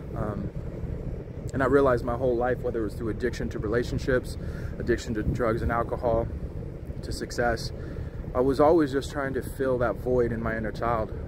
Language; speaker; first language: English; native; English